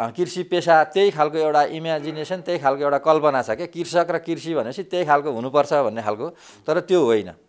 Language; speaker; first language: Nepali; native; Nepali